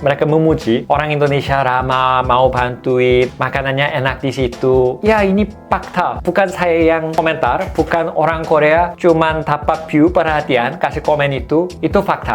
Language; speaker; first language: Indonesian; non-native, fluent; Korean